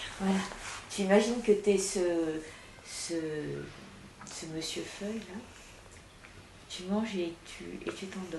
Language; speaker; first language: French; native; French